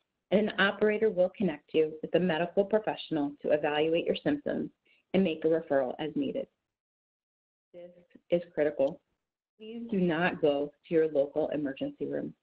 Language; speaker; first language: English; native; English